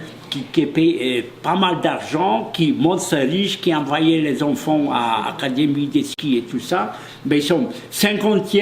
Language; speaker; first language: French; non-native, fluent; Polish